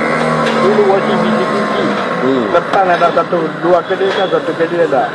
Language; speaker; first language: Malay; non-native, learner; Tamil